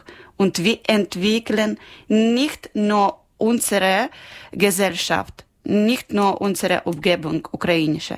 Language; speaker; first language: German; non-native, learner; Ukrainian